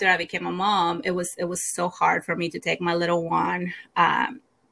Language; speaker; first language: English; non-native, fluent; Spanish